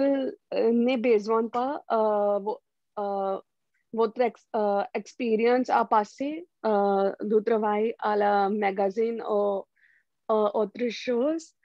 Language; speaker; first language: French; non-native, learner; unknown